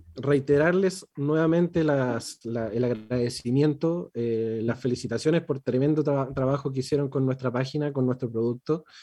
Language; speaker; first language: Spanish; native; Spanish